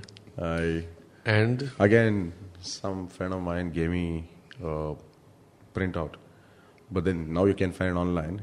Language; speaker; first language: English; non-native, local second language; Kannada